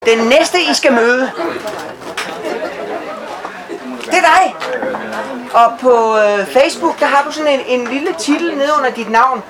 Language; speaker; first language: Danish; native; Danish